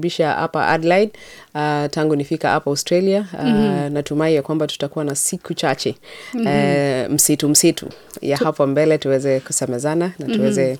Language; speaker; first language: Swahili; non-native, local second language; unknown